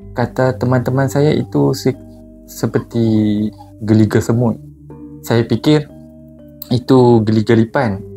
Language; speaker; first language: Malay; native; Malay